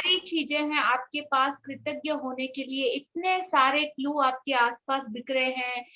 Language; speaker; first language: Hindi; native; Hindi